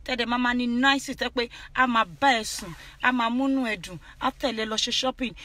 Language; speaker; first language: English; non-native, local second language; Yoruba